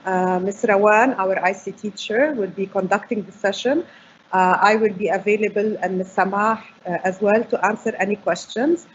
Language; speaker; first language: English; non-native, fluent; Arabic